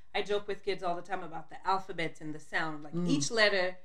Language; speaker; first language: English; non-native, local second language; Krio